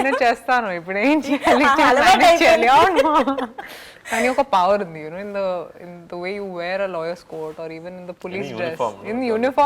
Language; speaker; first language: Telugu; non-native, fluent; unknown